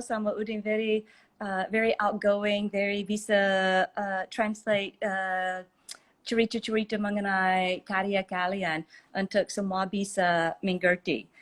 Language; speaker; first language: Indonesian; non-native, fluent; English